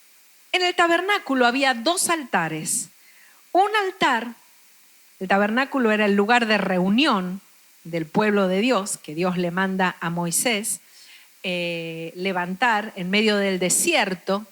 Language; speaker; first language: Spanish; native; Spanish